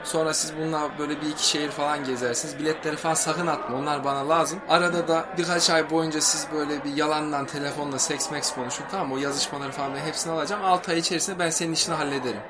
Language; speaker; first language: Turkish; native; Turkish